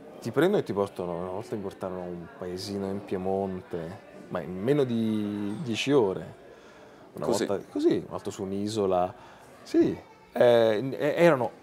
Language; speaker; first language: Italian; native; Italian